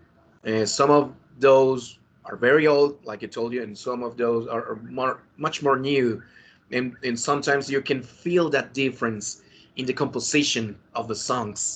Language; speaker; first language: English; non-native, fluent; Spanish